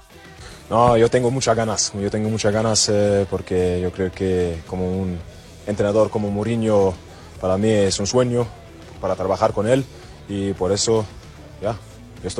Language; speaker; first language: Spanish; non-native, learner; German